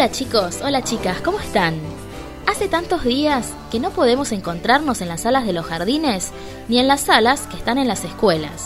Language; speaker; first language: Spanish; native; Spanish